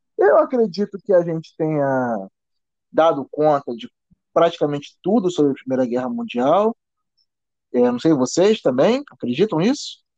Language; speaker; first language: Portuguese; native; Portuguese